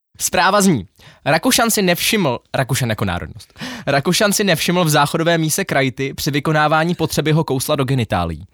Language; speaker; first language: Czech; native; Czech